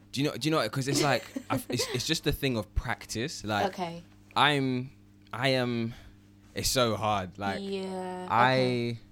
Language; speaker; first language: English; early bilingual, other home language; Ganda